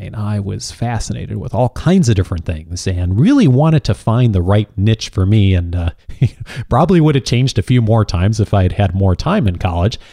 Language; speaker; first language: English; native; English